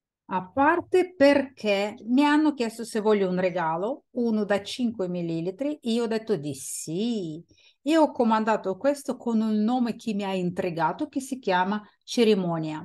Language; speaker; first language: Italian; non-native, fluent; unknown